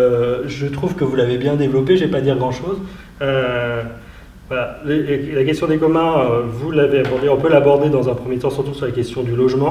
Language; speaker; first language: French; native; French